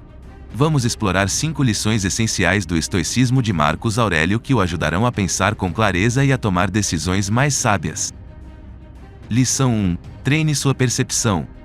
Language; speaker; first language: Portuguese; native; Portuguese